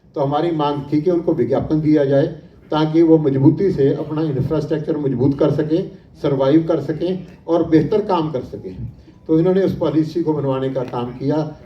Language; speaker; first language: Hindi; native; Hindi